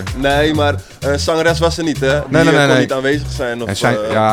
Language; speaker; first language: Dutch; native; Dutch